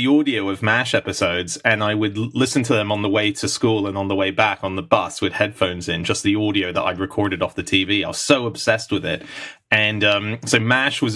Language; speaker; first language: English; native; English